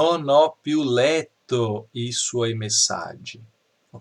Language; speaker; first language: Italian; non-native, fluent; Portuguese